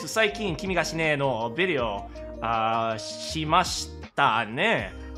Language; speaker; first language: Japanese; non-native, learner; English